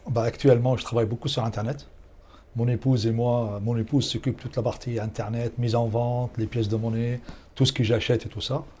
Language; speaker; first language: French; non-native, fluent; Arabic